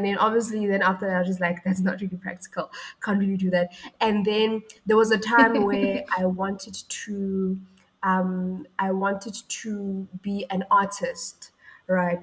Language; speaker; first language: English; non-native, local second language; Tswana